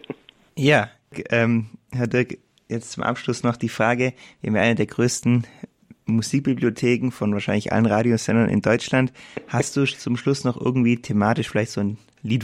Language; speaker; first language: German; native; German